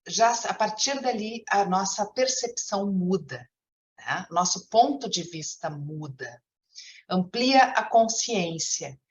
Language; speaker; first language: Portuguese; native; Portuguese